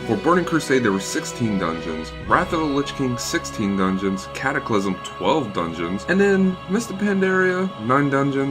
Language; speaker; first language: English; native; English